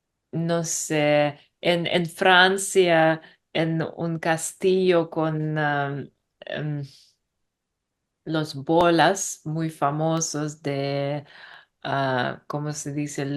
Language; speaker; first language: Spanish; non-native, learner; English